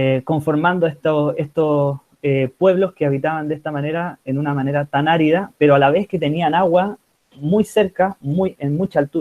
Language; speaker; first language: Spanish; native; Spanish